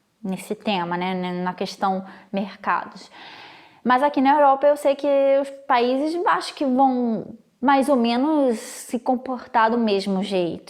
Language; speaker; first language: Portuguese; non-native, fluent; Italian